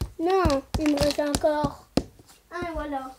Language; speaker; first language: French; native; French